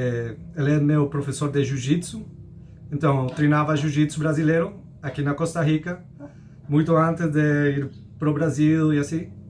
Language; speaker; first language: Portuguese; non-native, fluent; Spanish